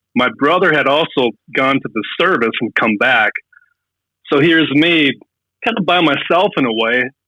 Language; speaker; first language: English; native; English